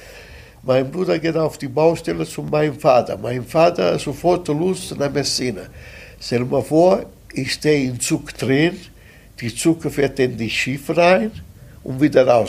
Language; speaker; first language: German; non-native, fluent; Italian